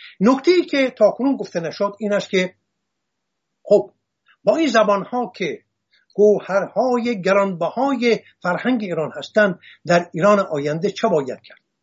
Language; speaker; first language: Persian; non-native, local second language; Assyrian Neo-Aramaic